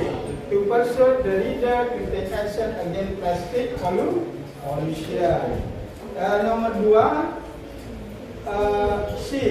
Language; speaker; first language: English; non-native, fluent; Indonesian